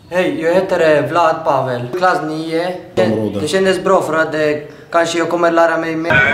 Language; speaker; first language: Swedish; non-native, learner; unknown